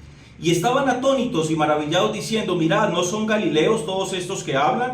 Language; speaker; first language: Spanish; native; Spanish